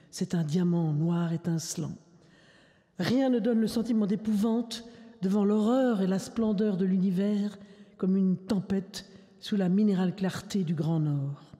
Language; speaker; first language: French; native; French